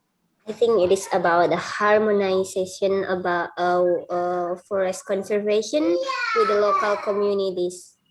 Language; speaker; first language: English; non-native, fluent; Indonesian